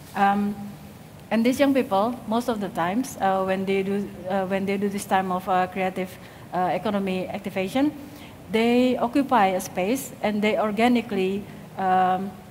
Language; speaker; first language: English; non-native, fluent; Indonesian